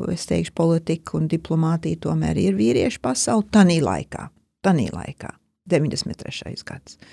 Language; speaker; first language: Latvian; early bilingual, heritage; Latvian